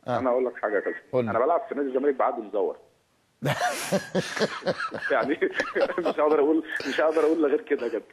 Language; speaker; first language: Arabic; native; Arabic